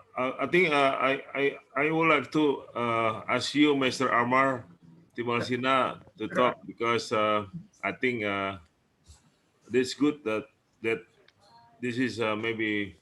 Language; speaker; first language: English; non-native, learner; Indonesian